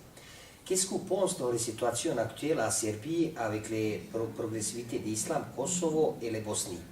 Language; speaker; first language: French; non-native, learner; Serbian